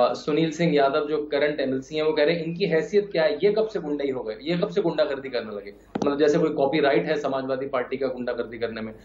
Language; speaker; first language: Hindi; native; Hindi